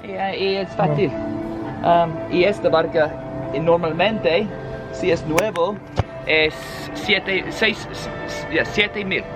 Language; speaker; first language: Spanish; non-native, learner; English